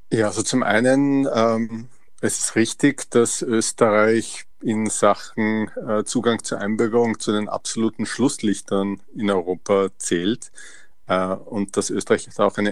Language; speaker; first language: German; native; German